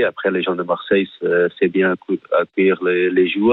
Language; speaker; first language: French; non-native, fluent; Portuguese